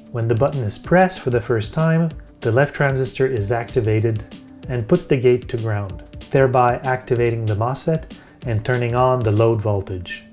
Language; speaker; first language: English; native; English